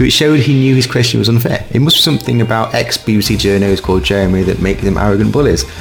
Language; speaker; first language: English; native; English